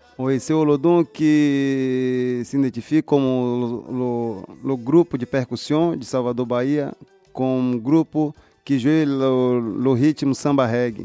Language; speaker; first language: French; non-native, learner; Portuguese